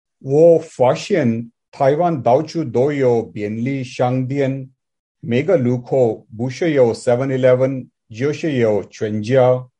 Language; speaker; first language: Chinese; non-native, learner; English